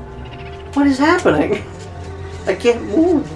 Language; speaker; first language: English; native; English